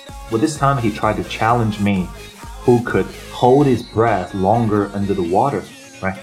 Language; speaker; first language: English; non-native, fluent; Chinese